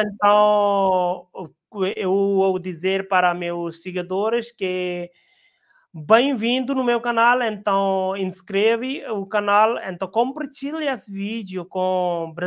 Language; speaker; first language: Portuguese; non-native, learner; Hindi